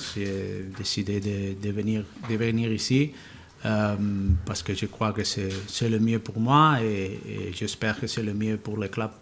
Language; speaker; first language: French; non-native, learner; Spanish